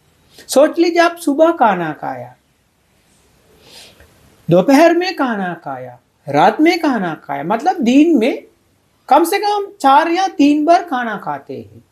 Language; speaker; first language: Hindi; non-native, fluent; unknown